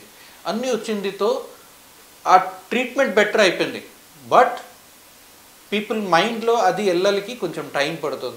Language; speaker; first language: Telugu; non-native, fluent; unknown